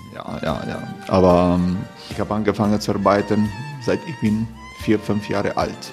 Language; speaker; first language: German; non-native, fluent; Croatian